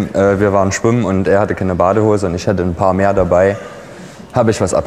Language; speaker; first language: German; native; German